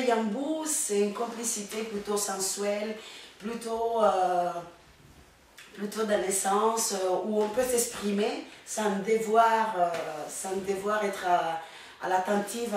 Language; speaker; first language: French; non-native, fluent; Spanish